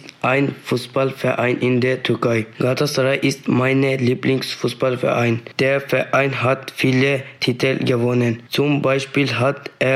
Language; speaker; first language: German; non-native, learner; Turkish